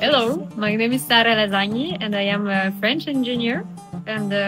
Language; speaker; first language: English; non-native, learner; French